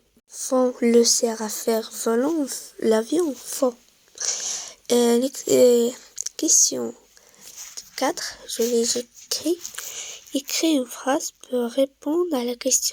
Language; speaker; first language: French; non-native, local second language; Arabic